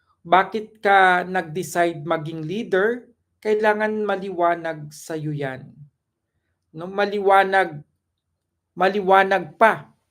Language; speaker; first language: Filipino; non-native, local second language; Cebuano